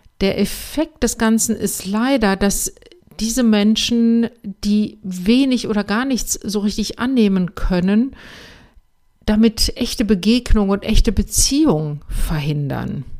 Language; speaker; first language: German; native; German